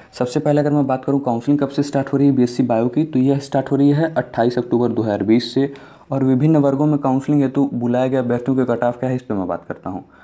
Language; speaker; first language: Hindi; native; Hindi